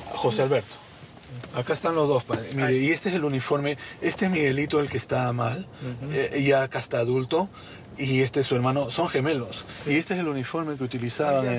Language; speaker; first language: Spanish; native; Spanish